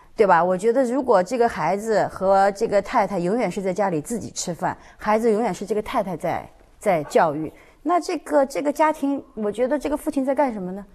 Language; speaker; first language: Chinese; native; Chinese